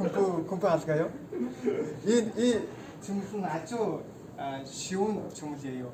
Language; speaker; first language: Korean; non-native, learner; Mongolian